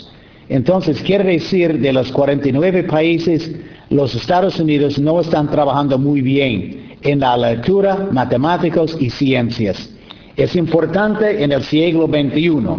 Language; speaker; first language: Spanish; non-native, fluent; English